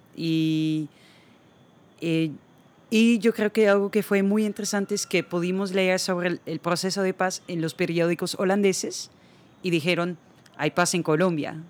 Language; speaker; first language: Spanish; non-native, fluent; Dutch